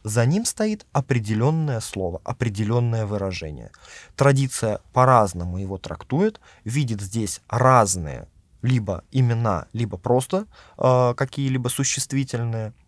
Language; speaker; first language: Russian; native; Russian